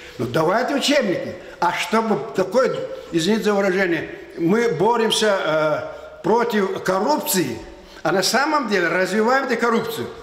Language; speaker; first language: Russian; non-native, local second language; Lezghian